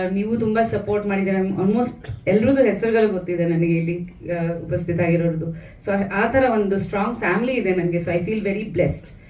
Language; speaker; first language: Kannada; non-native, fluent; Bangla